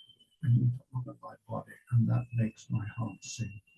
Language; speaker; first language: English; native; English